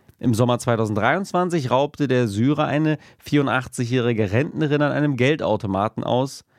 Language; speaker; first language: German; native; German